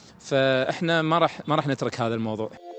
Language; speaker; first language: Arabic; native; Arabic